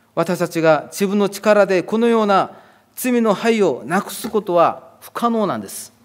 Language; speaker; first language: Japanese; non-native, fluent; Korean